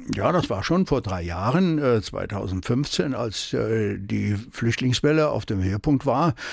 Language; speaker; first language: German; native; German